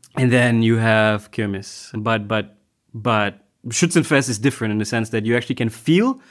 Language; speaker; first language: English; non-native, local second language; Tamil